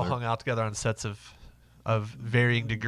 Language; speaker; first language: English; native; English